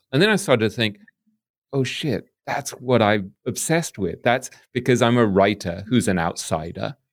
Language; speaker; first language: English; native; English